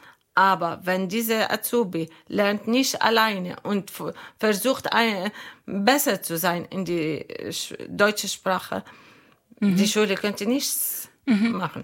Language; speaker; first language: German; non-native, learner; Arabic